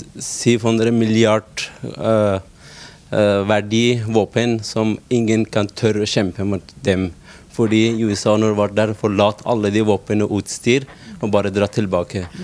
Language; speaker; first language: Norwegian; non-native, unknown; Persian